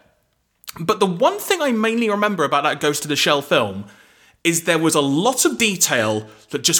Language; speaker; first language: English; native; English